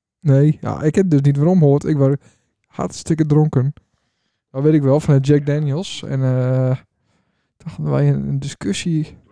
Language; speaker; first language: Dutch; native; Dutch